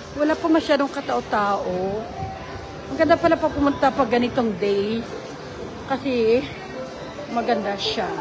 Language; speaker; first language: Filipino; native; Filipino